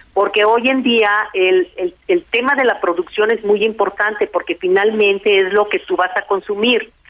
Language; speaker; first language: Spanish; native; Spanish